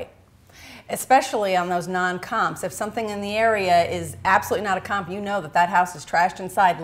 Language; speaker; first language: English; native; English